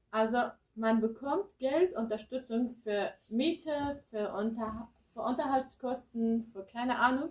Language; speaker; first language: German; early bilingual, other home language; Kurdish